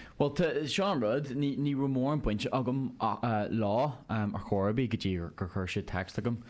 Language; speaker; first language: Irish; native; Irish